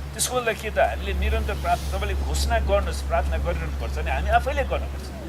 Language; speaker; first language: Nepali; native; Nepali